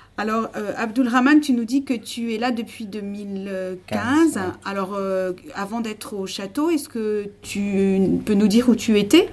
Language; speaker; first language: French; native; French